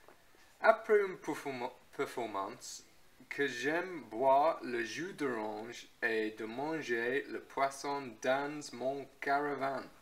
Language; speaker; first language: French; non-native, learner; English